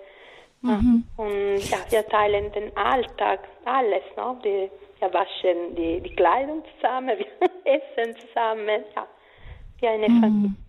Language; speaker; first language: German; non-native, fluent; Italian